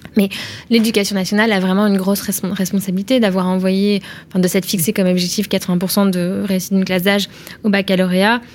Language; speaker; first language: French; native; French